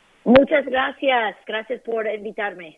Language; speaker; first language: Spanish; early bilingual, heritage; Spanish